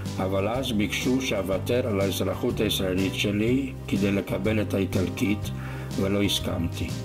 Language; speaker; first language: Hebrew; non-native, fluent; Romanian